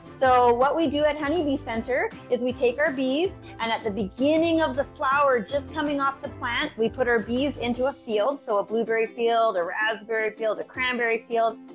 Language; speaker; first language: English; native; English